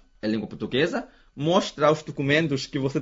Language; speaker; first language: Portuguese; non-native, fluent; Chinese